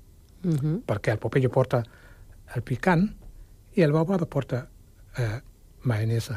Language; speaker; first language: Catalan; non-native, fluent; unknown